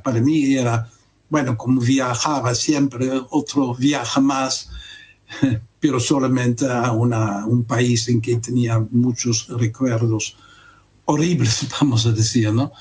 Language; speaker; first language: Spanish; non-native, fluent; Dutch